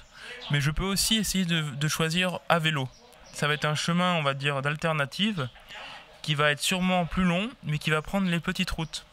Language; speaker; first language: French; native; French